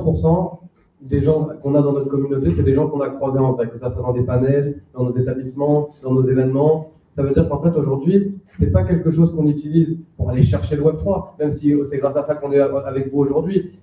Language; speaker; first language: French; native; French